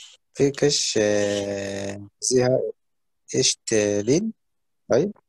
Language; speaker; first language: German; non-native, learner; Arabic